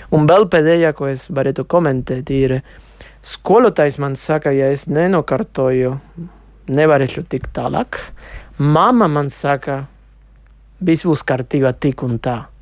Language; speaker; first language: Latvian; non-native, local second language; Russian